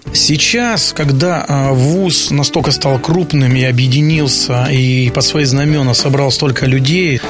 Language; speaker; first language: Russian; native; Russian